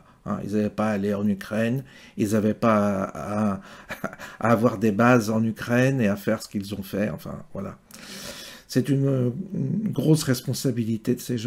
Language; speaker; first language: French; native; French